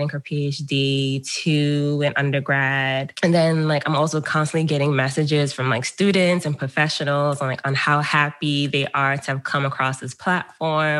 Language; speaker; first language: English; native; English